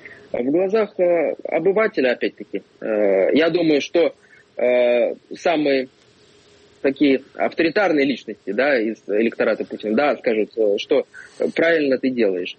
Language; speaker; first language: Russian; native; Russian